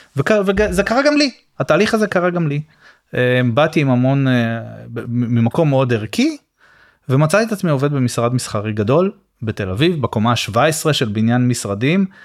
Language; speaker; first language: Hebrew; native; Hebrew